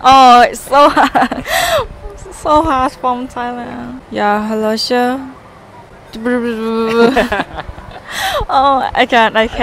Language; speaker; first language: English; non-native, learner; Thai